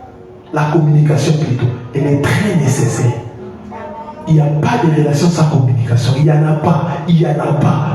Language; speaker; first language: French; non-native, local second language; Lingala